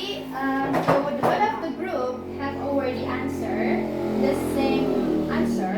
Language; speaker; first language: English; non-native, learner; Indonesian